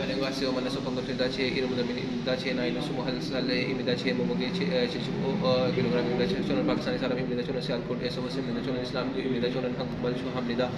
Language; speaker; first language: Korean; non-native, learner; Urdu